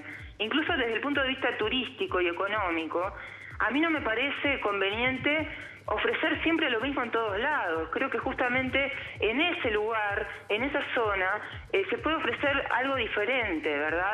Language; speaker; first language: Spanish; native; Spanish